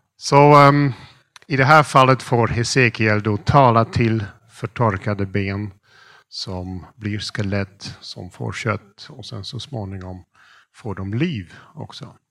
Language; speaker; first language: Swedish; non-native, fluent; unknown